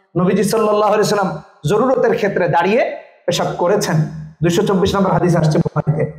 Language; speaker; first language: Bangla; native; Bangla